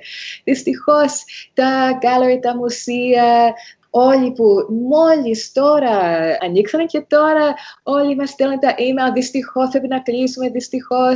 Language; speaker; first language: Greek; early bilingual, heritage; Greek